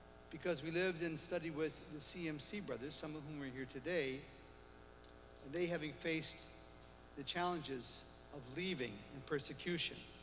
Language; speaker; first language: English; native; English